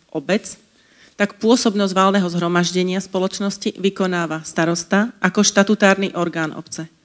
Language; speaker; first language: Slovak; native; Slovak